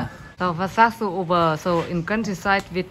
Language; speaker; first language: German; non-native, learner; Vietnamese